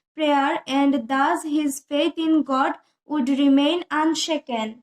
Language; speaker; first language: English; non-native, local second language; Assamese